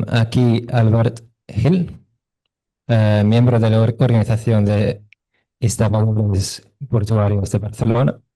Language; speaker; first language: Spanish; non-native, fluent; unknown